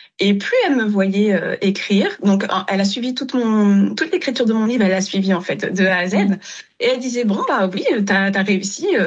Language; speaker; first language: French; non-native, local second language; Wolof